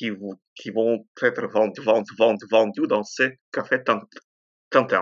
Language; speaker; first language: French; non-native, fluent; Ukrainian